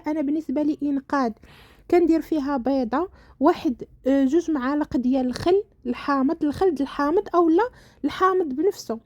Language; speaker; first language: Arabic; native; Arabic